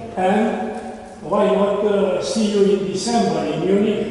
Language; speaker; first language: English; non-native, fluent; Romanian